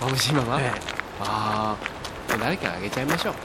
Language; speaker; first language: Japanese; native; Japanese